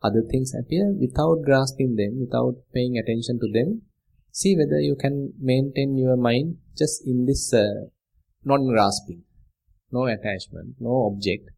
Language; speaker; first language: English; non-native, local second language; Sinhala